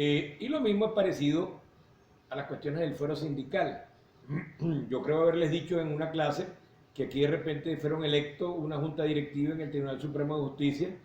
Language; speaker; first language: Spanish; native; Spanish